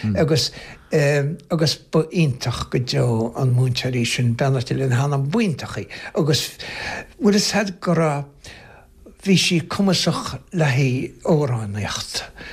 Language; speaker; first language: Irish; native; Irish